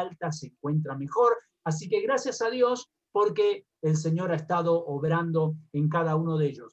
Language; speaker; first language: Spanish; native; Spanish